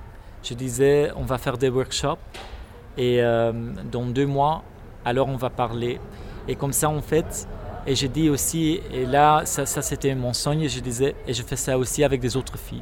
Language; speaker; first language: French; non-native, local second language; Dutch